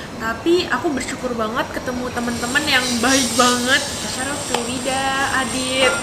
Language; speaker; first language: Indonesian; native; Indonesian